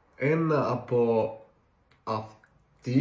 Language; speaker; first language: Greek; non-native, learner; Turkish